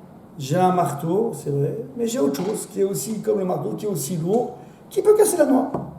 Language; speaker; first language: French; native; French